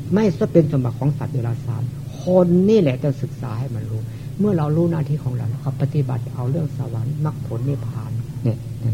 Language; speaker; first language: Thai; native; Thai